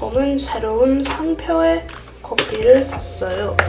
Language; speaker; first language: Korean; non-native, learner; Lithuanian